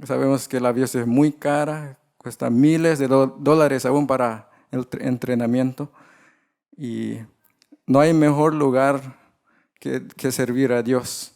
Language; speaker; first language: Spanish; non-native, fluent; English